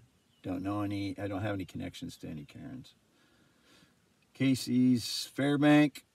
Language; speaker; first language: English; native; English